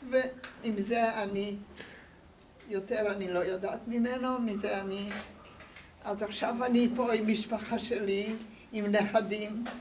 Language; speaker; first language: Hebrew; non-native, fluent; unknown